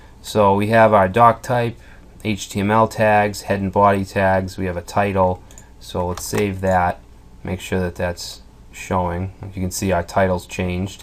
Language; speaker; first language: English; native; English